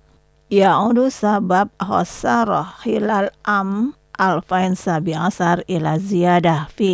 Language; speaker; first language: Arabic; non-native, fluent; Indonesian